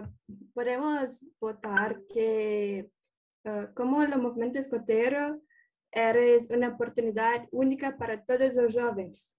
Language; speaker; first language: Spanish; non-native, learner; Portuguese